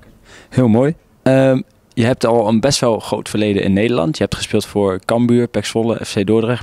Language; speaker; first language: Dutch; native; Dutch